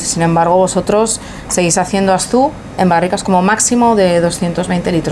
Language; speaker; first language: Spanish; native; Spanish